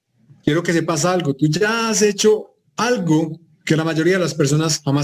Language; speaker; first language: Spanish; native; Spanish